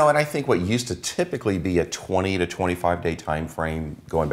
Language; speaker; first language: English; native; English